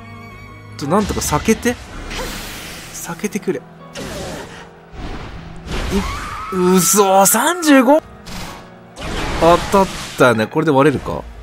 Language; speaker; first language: Japanese; native; Japanese